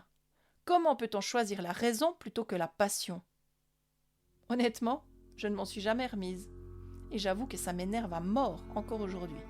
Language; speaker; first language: French; native; French